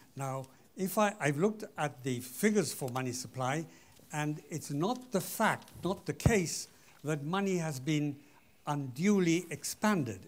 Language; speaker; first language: English; non-native, fluent; Spanish